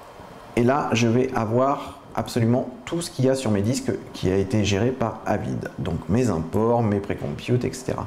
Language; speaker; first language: French; native; French